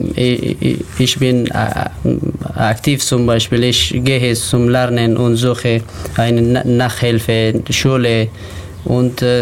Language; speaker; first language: German; non-native, learner; Persian